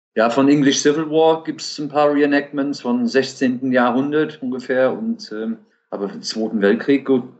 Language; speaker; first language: German; non-native, fluent; English